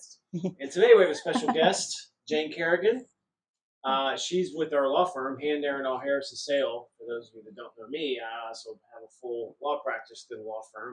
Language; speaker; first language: English; native; English